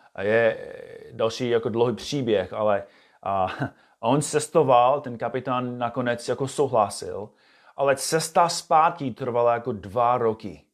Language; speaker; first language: Czech; non-native, fluent; English